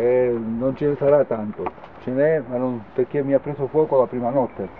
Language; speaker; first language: Italian; native; Italian